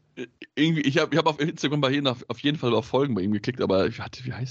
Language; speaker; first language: German; native; German